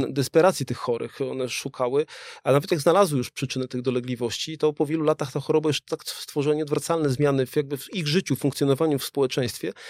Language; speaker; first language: Polish; native; Polish